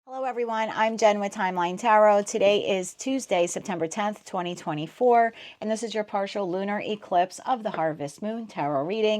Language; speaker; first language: English; native; English